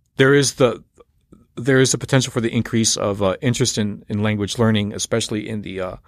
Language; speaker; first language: English; native; English